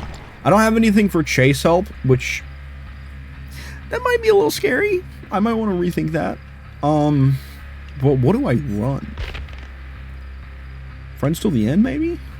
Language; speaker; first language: English; native; English